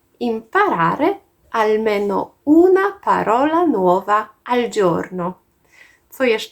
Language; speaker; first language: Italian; non-native, fluent; Polish